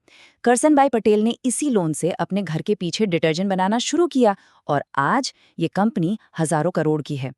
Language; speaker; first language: Hindi; native; Hindi